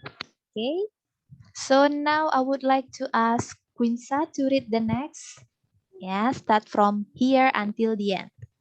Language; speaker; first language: English; non-native, fluent; Indonesian